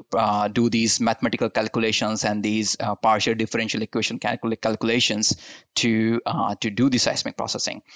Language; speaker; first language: English; non-native, local second language; Hindi